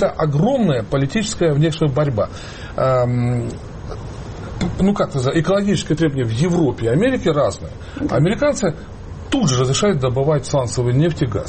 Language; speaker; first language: Russian; native; Russian